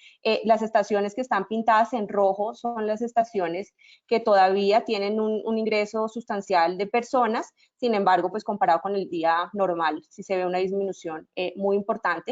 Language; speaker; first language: Spanish; native; Spanish